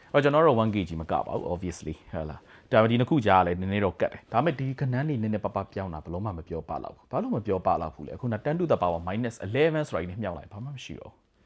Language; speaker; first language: Burmese; native; Burmese